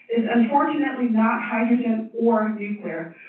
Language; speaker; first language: English; non-native, fluent; Chinese